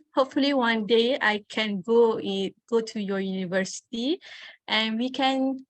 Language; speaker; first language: English; non-native, local second language; Malay